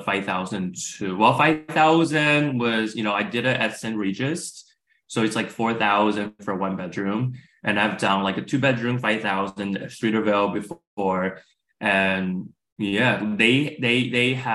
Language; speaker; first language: English; non-native, fluent; Chinese